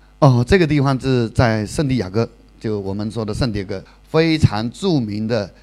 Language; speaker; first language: Chinese; native; Chinese